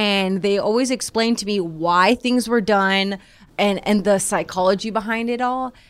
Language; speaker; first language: English; native; English